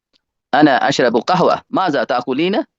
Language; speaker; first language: Arabic; non-native, learner; Urdu